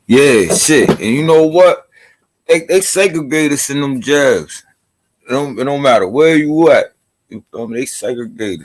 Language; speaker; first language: English; native; English